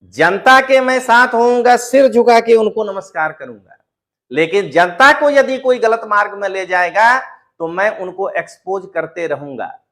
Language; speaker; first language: Hindi; non-native, local second language; Gujarati